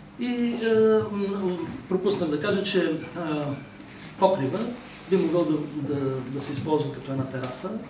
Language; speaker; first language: Bulgarian; native; Bulgarian